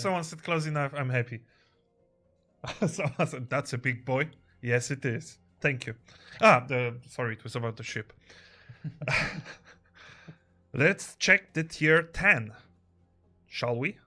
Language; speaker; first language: English; non-native, fluent; Polish